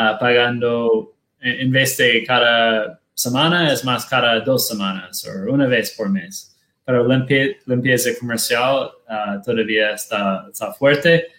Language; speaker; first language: Spanish; non-native, learner; Portuguese